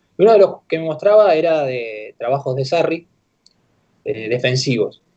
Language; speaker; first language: Spanish; native; Spanish